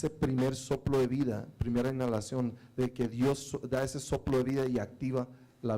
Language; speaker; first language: Spanish; native; Spanish